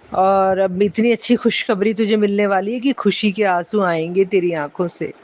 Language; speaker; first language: Hindi; native; Hindi